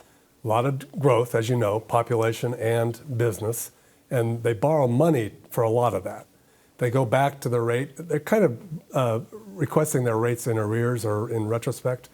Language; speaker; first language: English; native; English